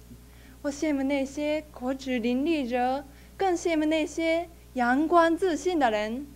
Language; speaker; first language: Chinese; non-native, fluent; Japanese